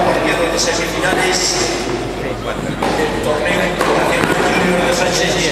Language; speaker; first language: Spanish; native; Spanish